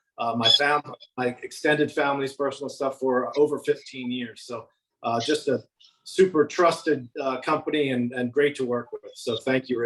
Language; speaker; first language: English; native; English